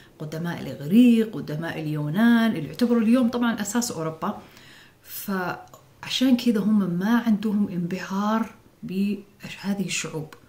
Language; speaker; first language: Arabic; non-native, local second language; Somali